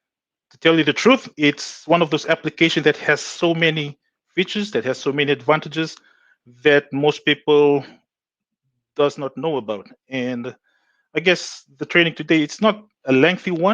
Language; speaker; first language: English; non-native, local second language; Fijian